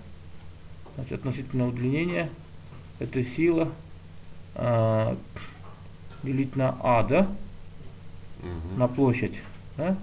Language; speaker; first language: Russian; native; Russian